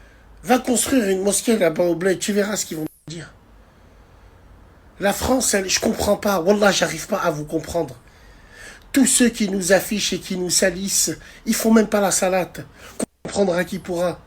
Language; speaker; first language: French; native; French